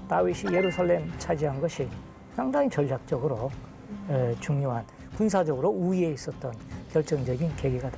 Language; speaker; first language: Korean; native; Korean